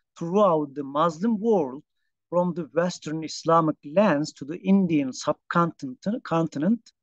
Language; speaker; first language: English; non-native, fluent; Turkish